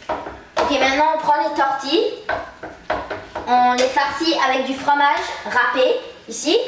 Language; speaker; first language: French; non-native, learner; English